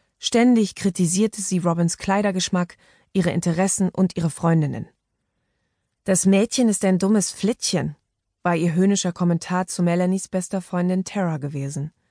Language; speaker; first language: German; native; German